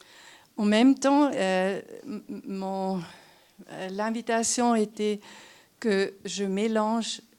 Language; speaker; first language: French; non-native, local second language; German